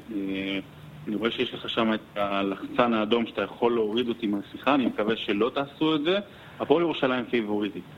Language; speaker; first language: Hebrew; native; Hebrew